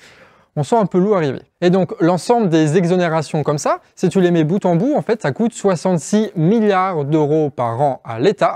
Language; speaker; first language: French; native; French